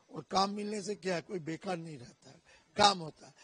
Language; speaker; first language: Hindi; non-native, local second language; Bangla